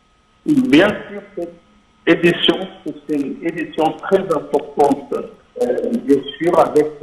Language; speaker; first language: French; non-native, fluent; Arabic